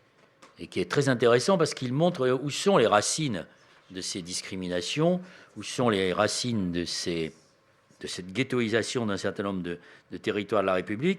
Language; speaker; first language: French; native; French